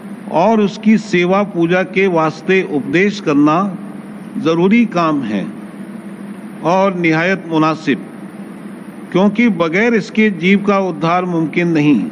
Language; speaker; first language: Hindi; native; Hindi